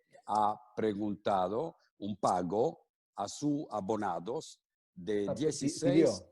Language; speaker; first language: Spanish; non-native, fluent; Italian